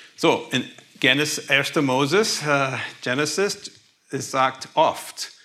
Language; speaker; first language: German; non-native, fluent; English